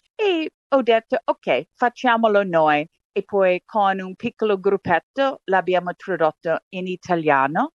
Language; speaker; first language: Italian; non-native, fluent; English